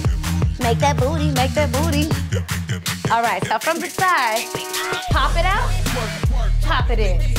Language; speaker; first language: English; native; English